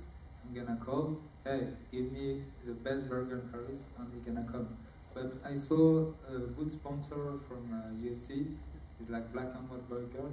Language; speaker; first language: English; non-native, learner; French